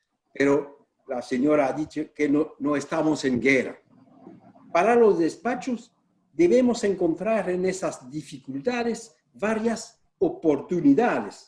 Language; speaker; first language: Spanish; non-native, fluent; French